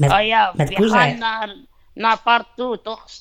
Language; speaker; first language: Dutch; non-native, fluent; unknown